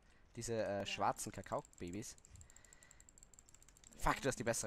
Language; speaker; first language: German; native; German